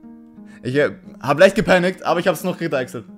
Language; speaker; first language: German; native; German